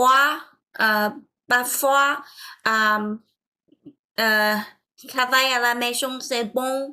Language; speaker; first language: French; non-native, learner; Vietnamese